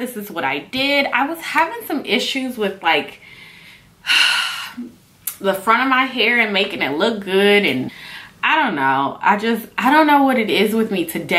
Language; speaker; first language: English; native; English